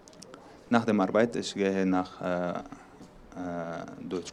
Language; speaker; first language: German; non-native, learner; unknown